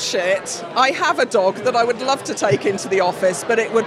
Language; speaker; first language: English; native; English